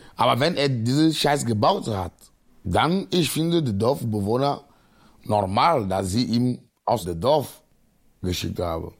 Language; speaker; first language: German; non-native, learner; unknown